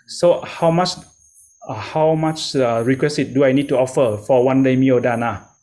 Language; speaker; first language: English; non-native, learner; Vietnamese